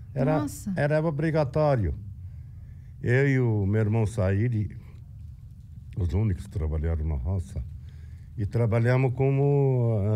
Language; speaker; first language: Portuguese; non-native, fluent; Arabic